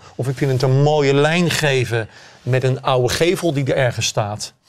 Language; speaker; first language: Dutch; native; Dutch